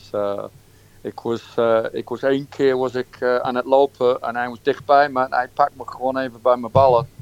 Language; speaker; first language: Dutch; non-native, fluent; English